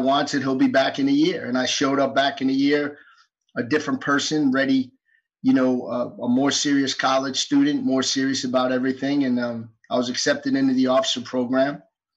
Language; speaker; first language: English; native; English